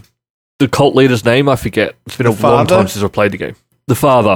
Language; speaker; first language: English; native; English